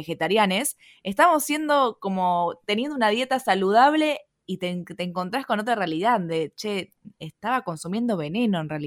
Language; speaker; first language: Spanish; native; Spanish